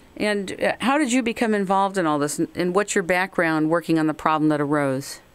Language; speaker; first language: English; native; English